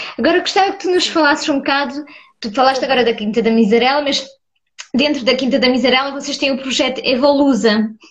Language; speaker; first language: Portuguese; early bilingual, heritage; Portuguese